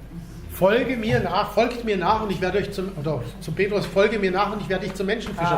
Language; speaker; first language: German; native; German